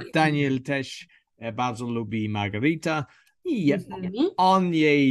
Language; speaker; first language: Polish; non-native, learner; English